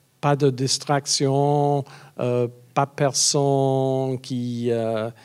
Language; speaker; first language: French; non-native, learner; English